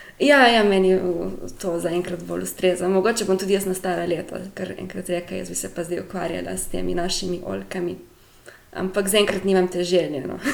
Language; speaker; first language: Slovenian; native; Slovenian